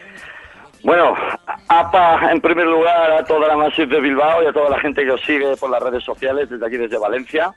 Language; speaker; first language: Spanish; native; Spanish